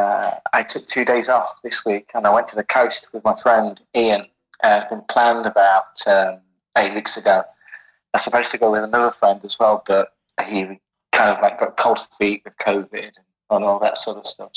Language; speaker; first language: English; native; English